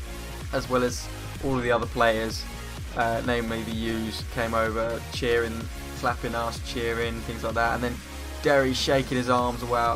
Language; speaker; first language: English; native; English